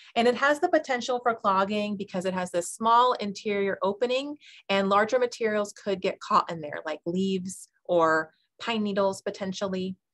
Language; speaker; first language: English; native; English